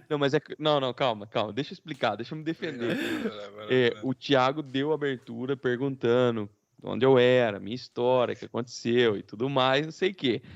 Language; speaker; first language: Portuguese; native; Portuguese